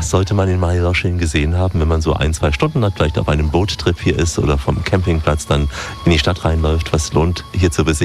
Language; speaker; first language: German; native; German